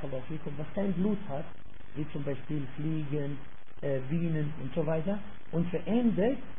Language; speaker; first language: German; non-native, fluent; Arabic